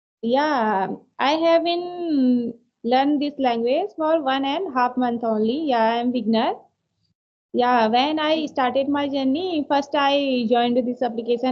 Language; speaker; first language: English; non-native, learner; Hindi